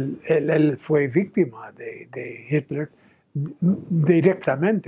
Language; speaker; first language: Spanish; non-native, fluent; English